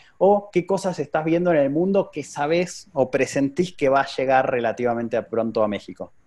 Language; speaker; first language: Spanish; native; Spanish